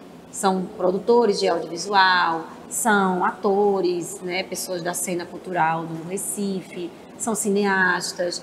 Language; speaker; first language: Portuguese; native; Portuguese